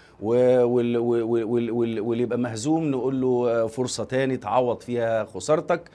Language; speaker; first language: Arabic; native; Arabic